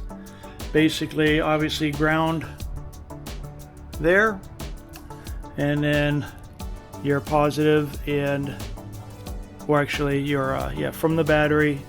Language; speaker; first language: English; native; English